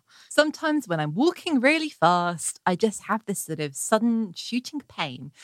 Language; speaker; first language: English; native; English